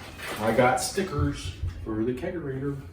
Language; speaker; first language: English; native; English